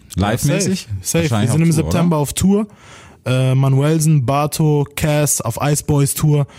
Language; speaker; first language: German; native; German